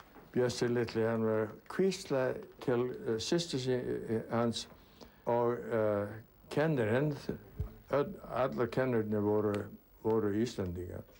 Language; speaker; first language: Icelandic; early bilingual, heritage; Icelandic